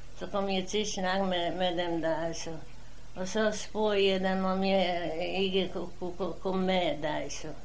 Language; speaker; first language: Danish; non-native, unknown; Polish